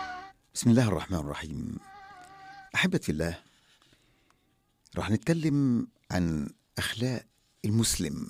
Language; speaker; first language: Arabic; native; Arabic